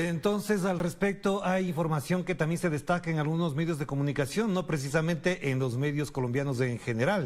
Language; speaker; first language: Spanish; native; Spanish